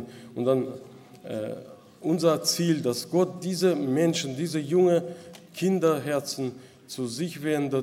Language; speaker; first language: German; non-native, local second language; Russian